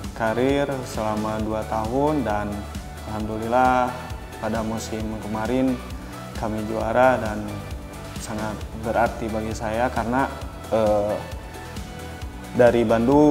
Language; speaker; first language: Indonesian; native; Indonesian